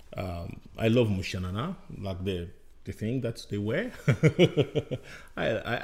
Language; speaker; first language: English; non-native, fluent; Bembe